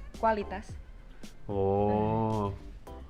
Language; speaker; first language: Korean; non-native, fluent; Indonesian